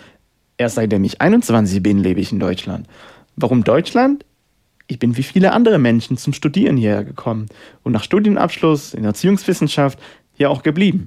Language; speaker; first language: German; non-native, fluent; Hebrew